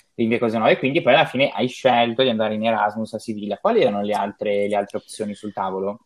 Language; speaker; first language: Italian; native; Italian